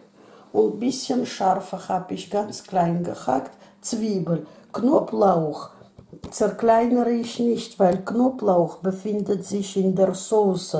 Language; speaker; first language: German; non-native, fluent; Russian